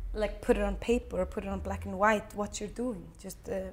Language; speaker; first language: English; non-native, fluent; Icelandic